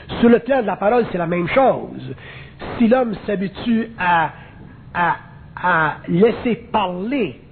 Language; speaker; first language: French; native; French